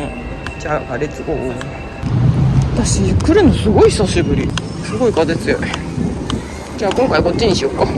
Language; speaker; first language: Japanese; native; Japanese